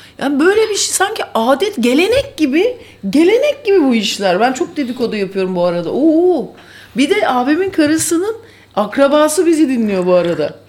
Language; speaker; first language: Turkish; native; Turkish